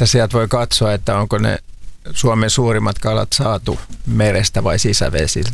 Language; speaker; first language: Finnish; native; Finnish